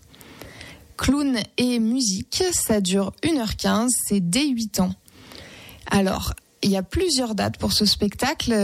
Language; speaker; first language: French; native; French